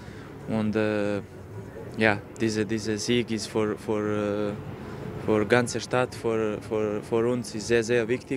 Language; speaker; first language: German; non-native, learner; Serbian